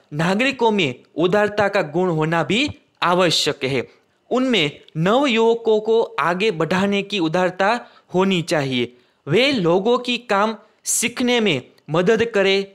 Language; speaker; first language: Hindi; non-native, local second language; Gujarati